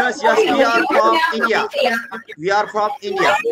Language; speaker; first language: English; non-native, learner; Marathi